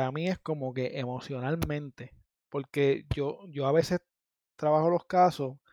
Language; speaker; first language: Spanish; native; Spanish